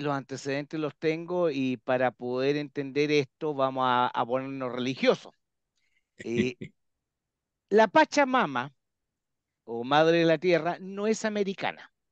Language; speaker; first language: Spanish; native; Spanish